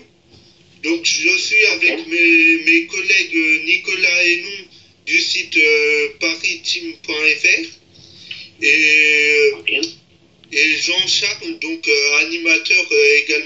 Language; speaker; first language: French; native; French